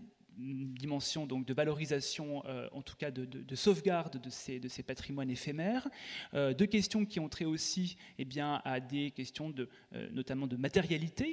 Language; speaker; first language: French; native; French